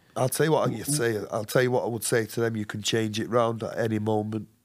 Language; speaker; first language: English; native; English